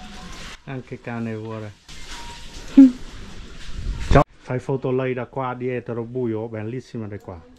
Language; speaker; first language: Italian; non-native, learner; Vietnamese